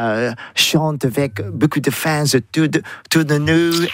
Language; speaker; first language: French; non-native, learner; English